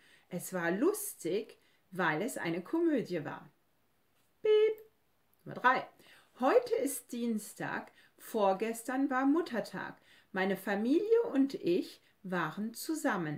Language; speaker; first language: German; non-native, fluent; French